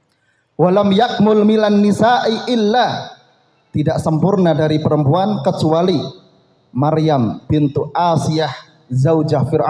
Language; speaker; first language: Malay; non-native, local second language; Javanese